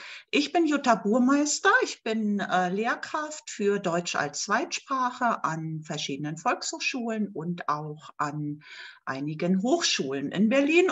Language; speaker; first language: German; native; German